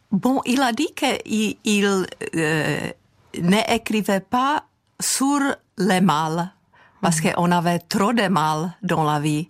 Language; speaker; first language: French; non-native, fluent; Czech